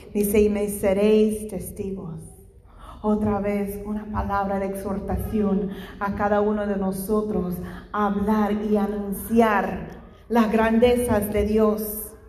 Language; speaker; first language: Spanish; non-native, fluent; English